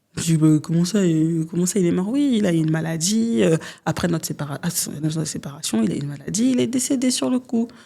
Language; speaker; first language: French; early bilingual, other home language; Lingala